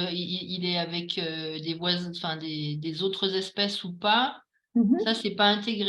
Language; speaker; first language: French; native; French